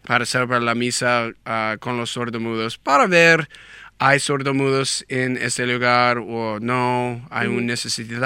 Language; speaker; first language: Spanish; non-native, learner; English